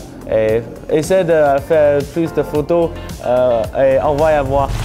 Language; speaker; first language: French; early bilingual, heritage; French